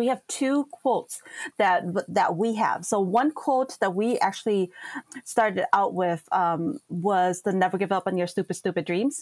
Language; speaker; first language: English; native; English